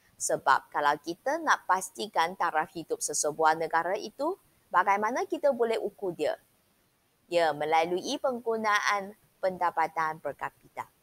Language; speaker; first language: Malay; non-native, local second language; Chinese